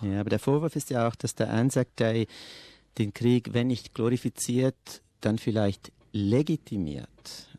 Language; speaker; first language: German; native; German